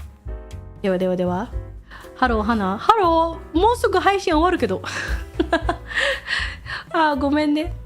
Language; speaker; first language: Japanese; non-native, fluent; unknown